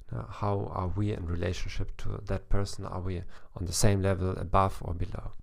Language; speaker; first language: English; non-native, fluent; German